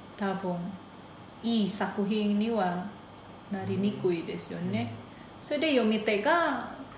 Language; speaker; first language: Japanese; non-native, fluent; Indonesian